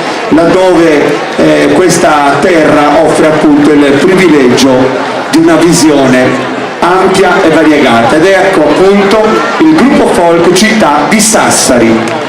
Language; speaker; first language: Italian; native; Italian